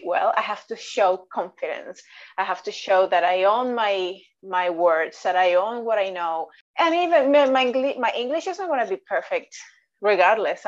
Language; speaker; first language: English; non-native, fluent; Spanish